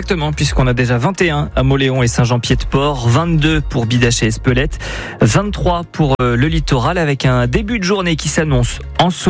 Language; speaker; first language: French; native; French